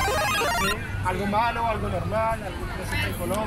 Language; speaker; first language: Spanish; non-native, fluent; French